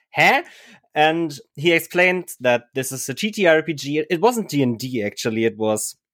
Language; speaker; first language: English; non-native, fluent; German